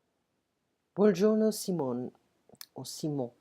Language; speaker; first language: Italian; non-native, fluent; French